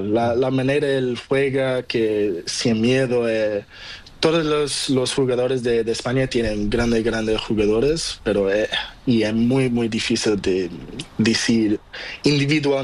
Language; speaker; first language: Spanish; non-native, learner; Portuguese